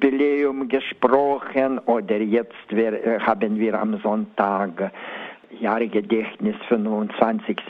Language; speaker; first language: German; non-native, learner; Lithuanian